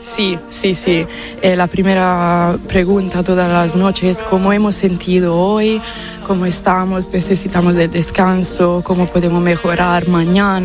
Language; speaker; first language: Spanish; non-native, fluent; Italian